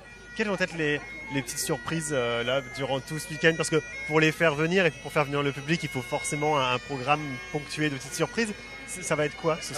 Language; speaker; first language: French; native; French